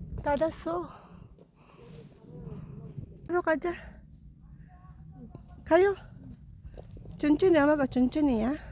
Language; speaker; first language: Korean; non-native, learner; Filipino